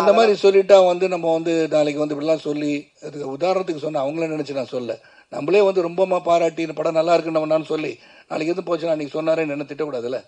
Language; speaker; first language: Tamil; native; Tamil